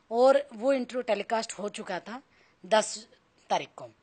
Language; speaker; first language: Hindi; native; Hindi